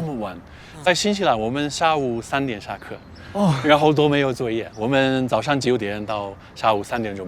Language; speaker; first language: Chinese; non-native, fluent; English